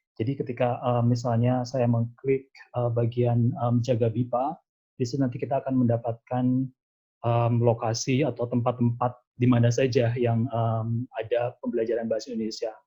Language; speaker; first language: Indonesian; native; Indonesian